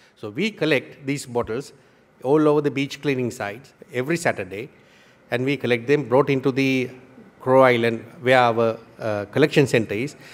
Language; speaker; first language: English; non-native, local second language; Sinhala